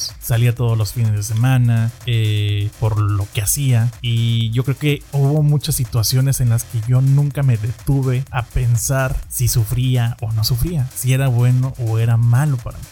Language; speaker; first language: Spanish; native; Spanish